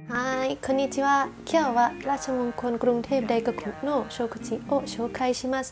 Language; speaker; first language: Japanese; non-native, learner; Thai